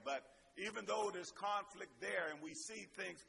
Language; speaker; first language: English; native; English